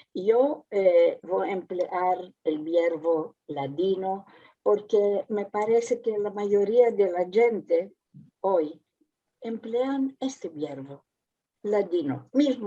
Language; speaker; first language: Spanish; early bilingual, heritage; Spanish